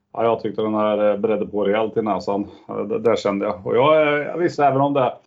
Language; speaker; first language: Swedish; non-native, fluent; English